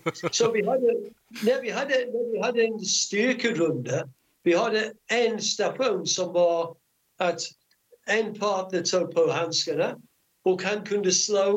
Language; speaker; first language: Swedish; non-native, fluent; English